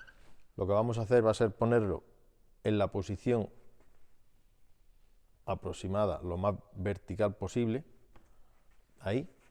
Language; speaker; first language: Spanish; native; Spanish